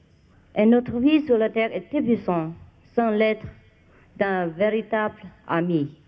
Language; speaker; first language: French; non-native, fluent; Vietnamese